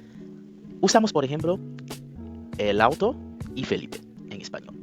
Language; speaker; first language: Spanish; non-native, fluent; French